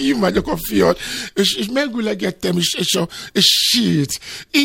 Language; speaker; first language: Hungarian; non-native, learner; Albanian